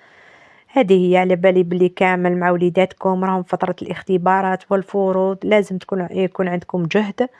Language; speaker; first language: Arabic; native; Arabic